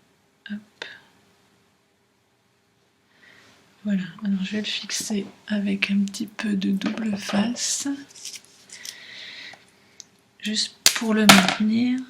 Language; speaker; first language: French; native; French